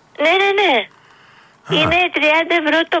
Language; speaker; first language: Greek; early bilingual, heritage; Greek